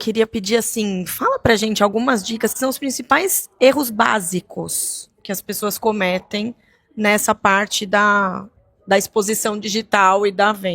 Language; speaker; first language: Portuguese; native; Portuguese